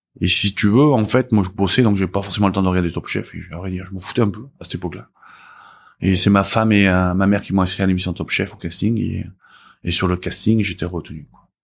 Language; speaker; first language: French; early bilingual, other home language; Korean